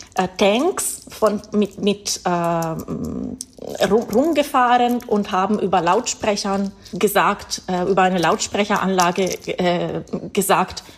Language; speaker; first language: German; non-native, fluent; Italian